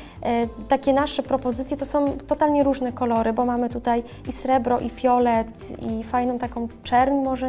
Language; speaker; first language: Polish; native; Polish